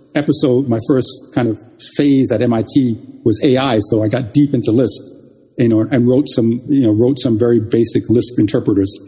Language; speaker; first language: English; early bilingual, other home language; Jamaican Creole English